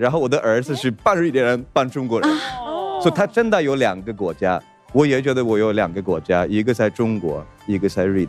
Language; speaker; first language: Chinese; non-native, fluent; Swedish